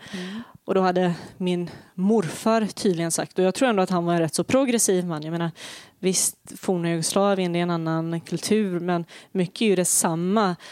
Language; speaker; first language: Swedish; early bilingual, other home language; Bosnian